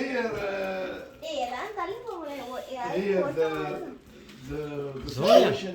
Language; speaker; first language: English; non-native, learner; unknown